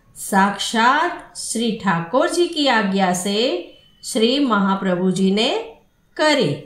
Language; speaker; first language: Hindi; non-native, local second language; Gujarati